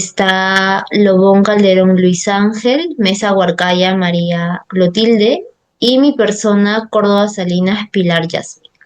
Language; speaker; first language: Spanish; native; Spanish